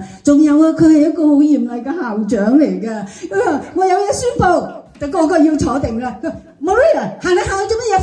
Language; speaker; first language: Cantonese; native; Cantonese